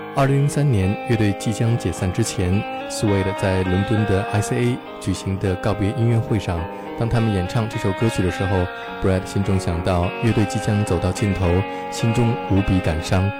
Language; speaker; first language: Chinese; native; Chinese